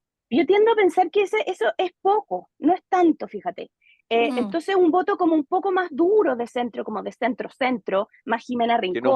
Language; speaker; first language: Spanish; native; Spanish